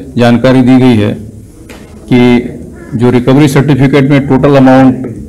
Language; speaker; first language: Hindi; native; Hindi